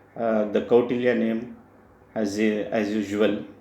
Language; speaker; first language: English; non-native, local second language; Telugu